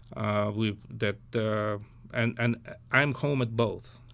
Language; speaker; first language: English; early bilingual, other home language; Ukrainian